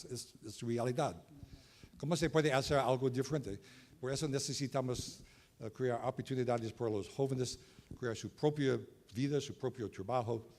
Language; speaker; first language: Spanish; non-native, learner; English